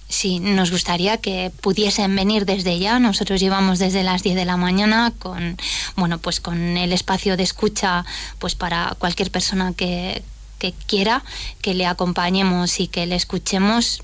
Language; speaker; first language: Spanish; native; Spanish